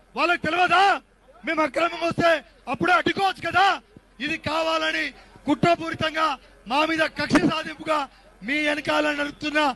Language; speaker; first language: Telugu; non-native, local second language; Lambadi